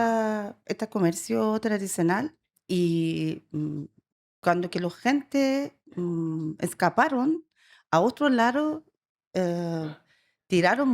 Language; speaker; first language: Spanish; non-native, learner; Persian